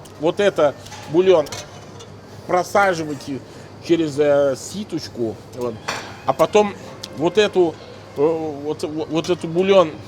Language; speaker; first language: Russian; non-native, fluent; Italian